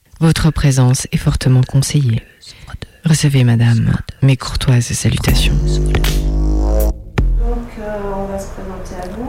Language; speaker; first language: French; native; French